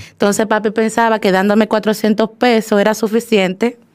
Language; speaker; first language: Spanish; native; Spanish